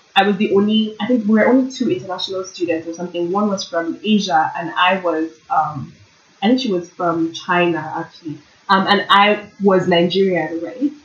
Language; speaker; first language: English; non-native, local second language; Yoruba